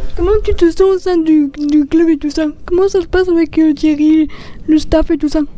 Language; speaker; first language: French; native; French